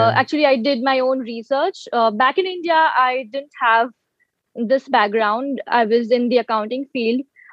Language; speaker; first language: English; non-native, local second language; Gujarati